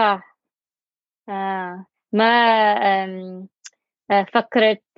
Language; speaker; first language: Arabic; non-native, learner; English